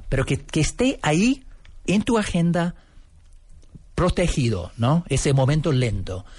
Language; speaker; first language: Spanish; non-native, fluent; English